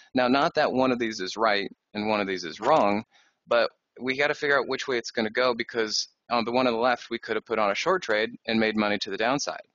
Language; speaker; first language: English; native; English